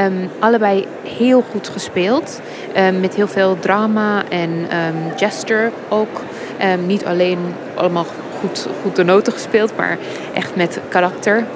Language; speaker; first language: Dutch; non-native, fluent; English